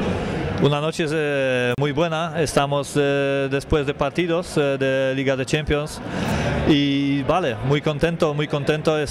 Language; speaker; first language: Spanish; non-native, learner; Polish